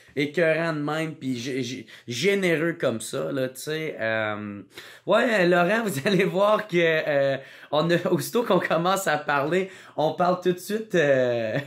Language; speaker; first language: French; native; French